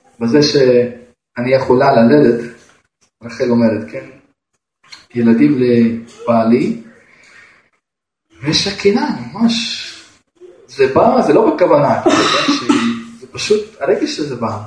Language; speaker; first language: Hebrew; non-native, fluent; Russian